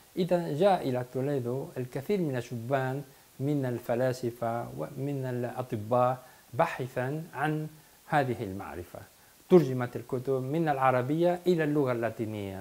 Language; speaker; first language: Arabic; non-native, fluent; Spanish